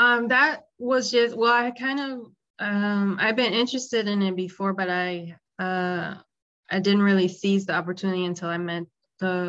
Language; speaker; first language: English; native; English